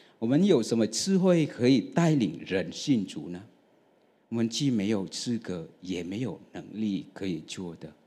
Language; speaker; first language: Chinese; non-native, fluent; Vietnamese